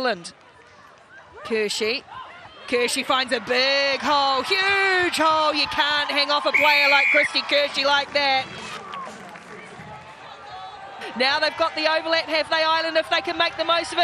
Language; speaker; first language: English; native; English